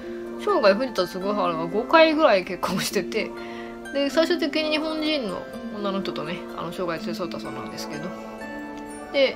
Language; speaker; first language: Japanese; native; Japanese